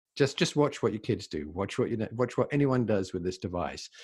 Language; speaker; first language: English; native; English